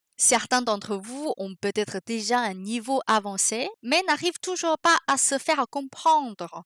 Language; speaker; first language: French; non-native, fluent; Chinese